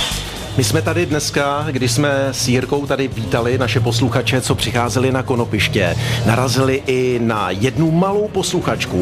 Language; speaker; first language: Czech; native; Czech